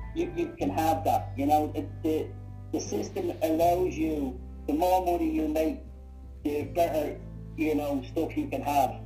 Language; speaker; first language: English; native; English